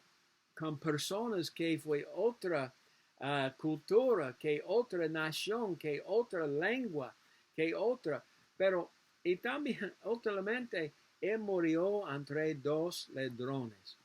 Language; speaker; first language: Spanish; non-native, learner; English